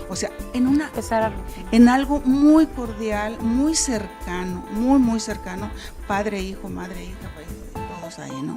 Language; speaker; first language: Spanish; native; Spanish